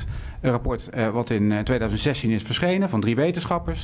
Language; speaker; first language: Dutch; native; Dutch